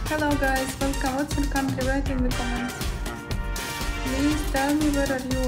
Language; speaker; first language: English; non-native, fluent; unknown